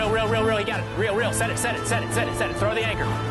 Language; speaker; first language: English; native; English